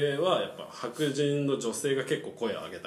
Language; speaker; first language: Japanese; native; Japanese